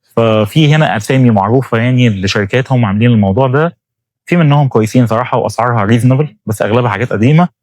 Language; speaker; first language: Egyptian Arabic; native; Egyptian Arabic